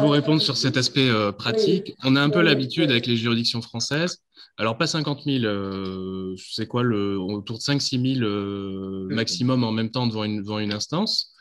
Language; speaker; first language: French; native; French